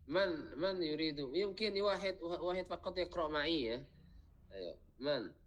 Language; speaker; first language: Arabic; non-native, fluent; Indonesian